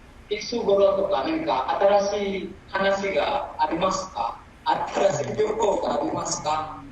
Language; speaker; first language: Japanese; non-native, learner; Indonesian